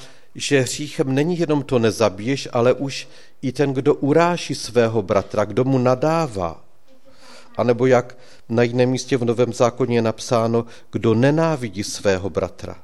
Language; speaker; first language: Czech; native; Czech